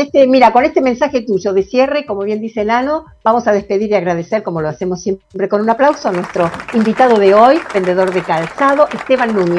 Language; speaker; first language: Spanish; native; Spanish